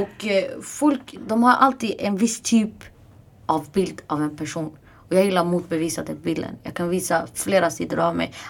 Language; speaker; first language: Swedish; non-native, fluent; Arabic